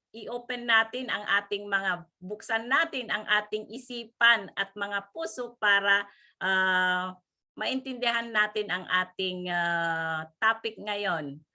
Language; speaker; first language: Filipino; non-native, local second language; Iloko